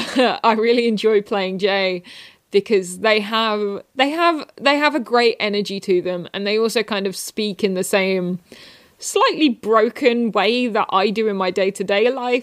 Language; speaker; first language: English; native; English